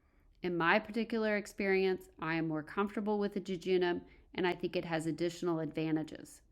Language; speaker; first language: English; native; English